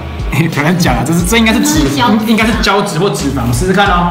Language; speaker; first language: Chinese; native; Chinese